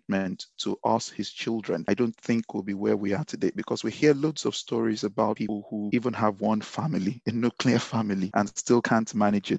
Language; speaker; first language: English; non-native, local second language; Yoruba